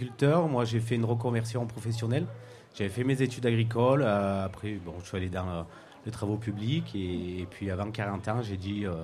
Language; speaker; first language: French; native; French